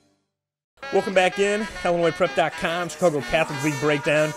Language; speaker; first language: English; native; English